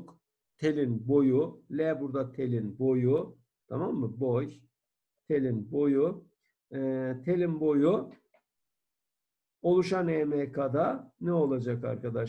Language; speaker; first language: Turkish; native; Turkish